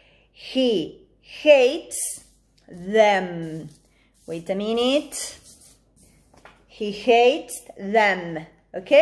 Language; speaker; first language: English; non-native, fluent; Spanish